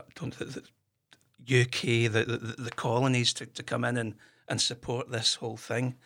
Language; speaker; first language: English; native; English